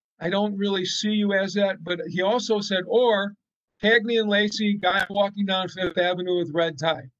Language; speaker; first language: English; native; English